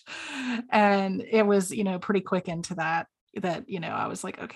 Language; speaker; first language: English; native; English